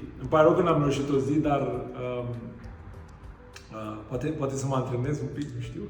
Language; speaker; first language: Romanian; native; Romanian